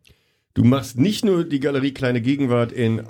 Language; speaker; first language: German; native; German